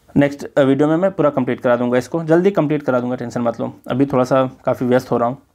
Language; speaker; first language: Hindi; native; Hindi